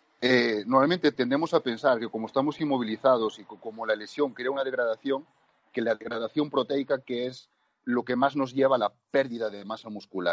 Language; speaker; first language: Spanish; native; Spanish